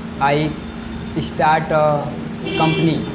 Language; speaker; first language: English; non-native, learner; Hindi